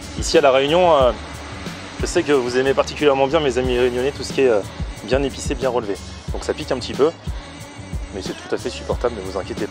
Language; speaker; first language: French; native; French